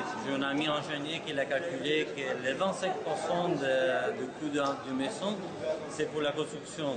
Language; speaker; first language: French; non-native, fluent; Spanish